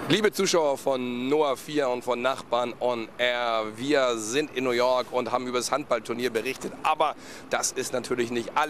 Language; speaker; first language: German; native; German